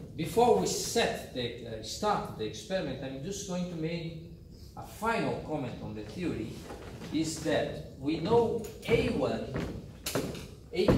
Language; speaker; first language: English; non-native, fluent; Portuguese